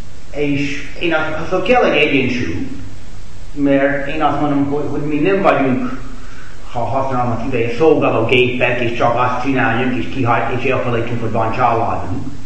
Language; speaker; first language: Hungarian; non-native, fluent; English